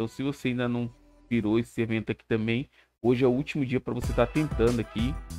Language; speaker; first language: Portuguese; native; Portuguese